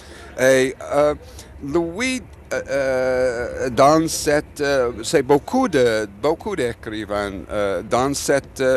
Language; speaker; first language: French; non-native, learner; English